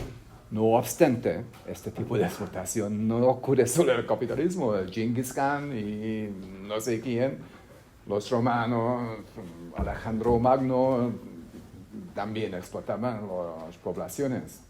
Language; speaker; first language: Spanish; non-native, fluent; Hungarian